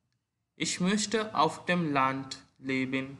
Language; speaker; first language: German; non-native, learner; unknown